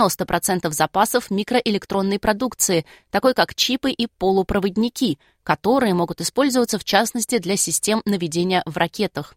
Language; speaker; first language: Russian; native; Russian